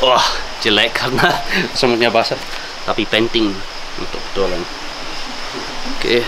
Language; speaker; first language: Indonesian; non-native, fluent; English